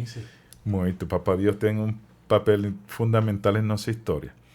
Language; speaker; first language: Portuguese; non-native, learner; Spanish